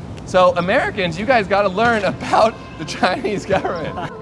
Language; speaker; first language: English; native; English